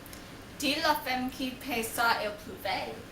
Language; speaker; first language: French; non-native, learner; English